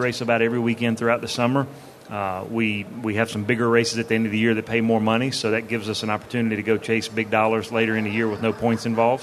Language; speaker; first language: English; native; English